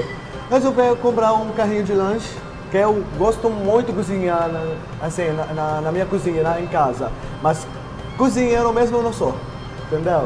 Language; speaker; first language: Portuguese; non-native, fluent; Arabic